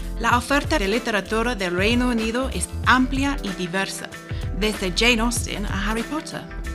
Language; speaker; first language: Spanish; non-native, fluent; English